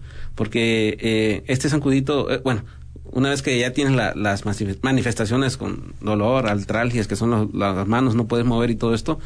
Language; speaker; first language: Spanish; native; Spanish